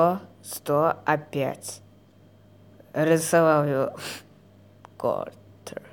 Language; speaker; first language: Russian; non-native, learner; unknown